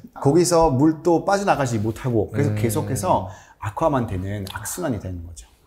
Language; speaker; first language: Korean; non-native, fluent; French